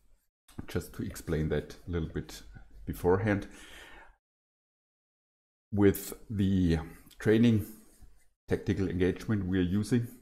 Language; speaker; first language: English; non-native, fluent; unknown